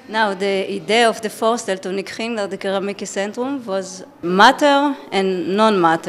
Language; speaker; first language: Dutch; non-native, fluent; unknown